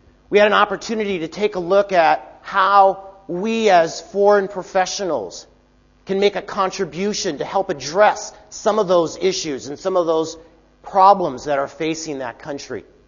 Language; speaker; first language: English; native; English